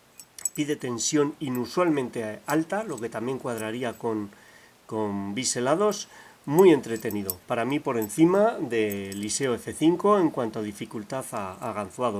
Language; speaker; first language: Spanish; native; Spanish